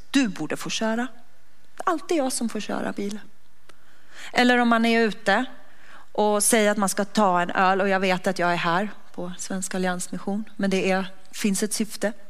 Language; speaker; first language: Swedish; native; Swedish